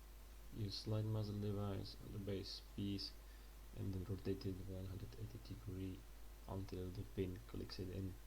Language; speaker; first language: English; non-native, fluent; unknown